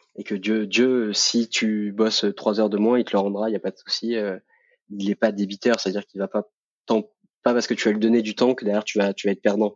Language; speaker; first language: French; native; French